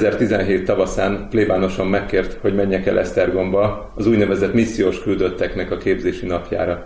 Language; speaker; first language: Hungarian; native; Hungarian